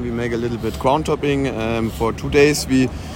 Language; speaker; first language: English; non-native, learner; German